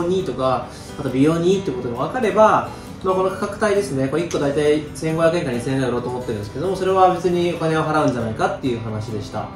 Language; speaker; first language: Japanese; native; Japanese